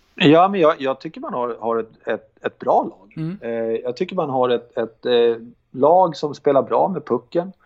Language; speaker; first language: Swedish; native; Swedish